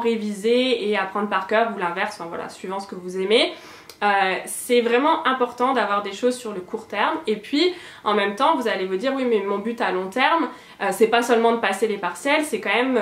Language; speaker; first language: French; native; French